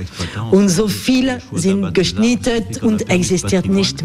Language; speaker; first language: German; non-native, fluent; French